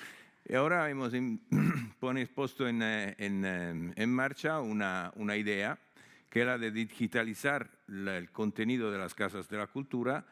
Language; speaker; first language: Spanish; non-native, fluent; Italian